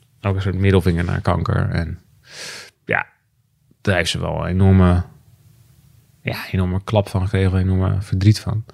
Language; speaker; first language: Dutch; native; Dutch